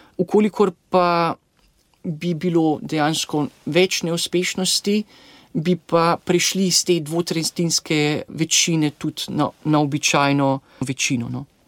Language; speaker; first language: Slovenian; native; Slovenian